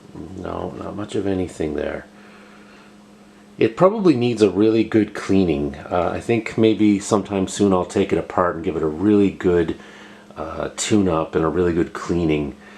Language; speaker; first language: English; native; English